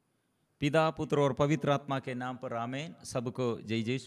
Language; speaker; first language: Hindi; non-native, local second language; Malayalam